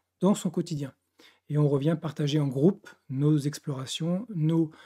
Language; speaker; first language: French; native; French